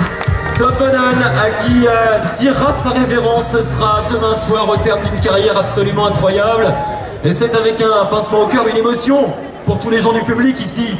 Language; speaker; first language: French; native; French